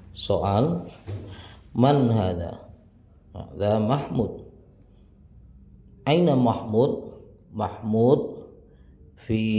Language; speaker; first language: Arabic; non-native, learner; Indonesian